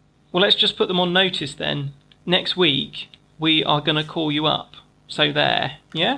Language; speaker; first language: English; native; English